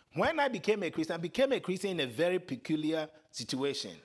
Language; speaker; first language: English; non-native, local second language; Akan